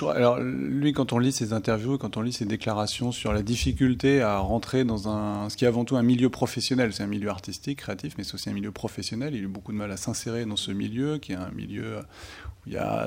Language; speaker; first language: French; native; French